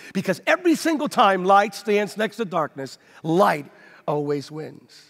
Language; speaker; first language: English; native; English